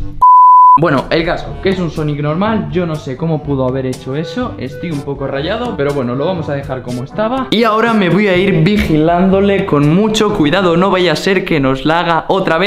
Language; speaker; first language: Spanish; native; Spanish